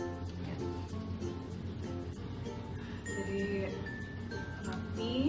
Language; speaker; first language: Indonesian; native; Indonesian